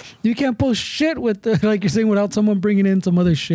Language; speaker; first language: English; early bilingual, other home language; Spanish